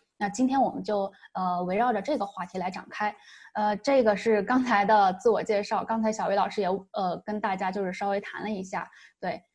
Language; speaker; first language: Chinese; native; Chinese